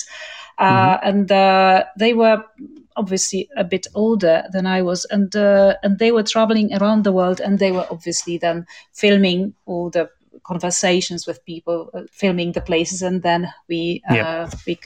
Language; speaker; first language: English; non-native, fluent; Polish